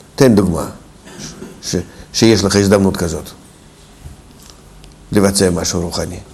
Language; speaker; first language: Hebrew; non-native, fluent; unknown